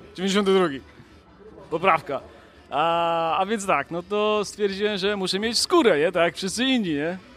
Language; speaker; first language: Polish; native; Polish